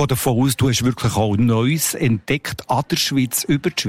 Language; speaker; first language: German; native; German